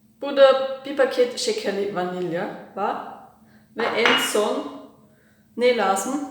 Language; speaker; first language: Turkish; non-native, learner; German